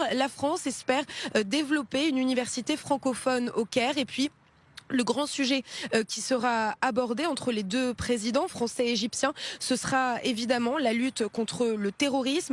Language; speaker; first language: French; native; French